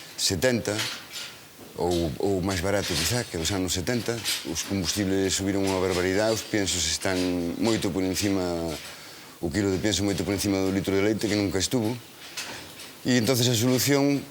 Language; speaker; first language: Galician; native; Galician